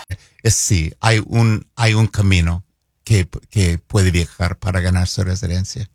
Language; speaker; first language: Spanish; non-native, fluent; English